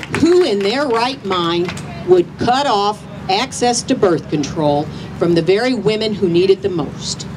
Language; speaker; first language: English; native; English